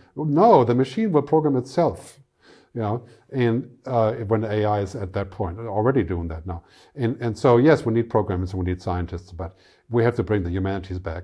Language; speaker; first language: English; non-native, fluent; German